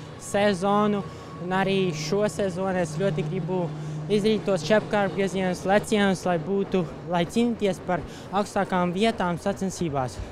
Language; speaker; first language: Latvian; non-native, local second language; Russian